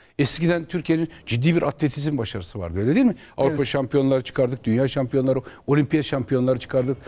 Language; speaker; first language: Turkish; native; Turkish